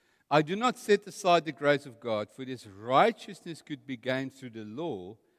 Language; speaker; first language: English; non-native, local second language; Afrikaans